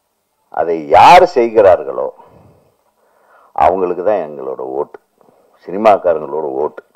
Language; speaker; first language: Tamil; native; Tamil